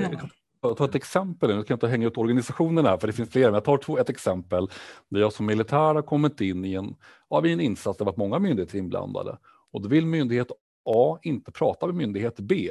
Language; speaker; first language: Swedish; native; Swedish